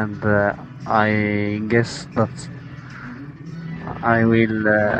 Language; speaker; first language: English; non-native, learner; Arabic